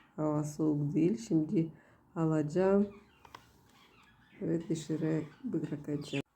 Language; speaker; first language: Turkish; non-native, learner; Russian